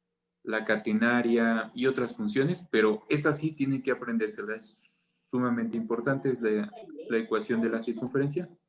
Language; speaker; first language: Spanish; native; Spanish